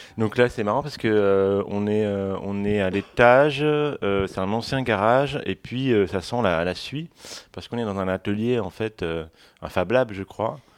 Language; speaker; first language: French; native; French